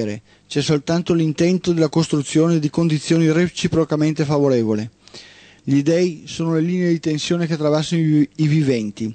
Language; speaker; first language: Italian; native; Italian